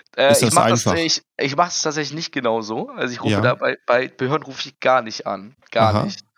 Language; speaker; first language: German; native; German